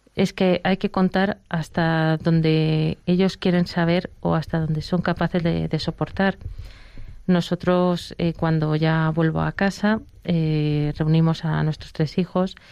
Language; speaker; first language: Spanish; native; Spanish